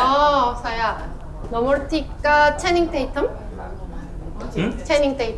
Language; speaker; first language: Indonesian; non-native, learner; Korean